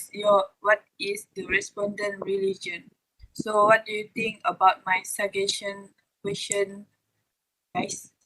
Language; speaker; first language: English; non-native, learner; Malay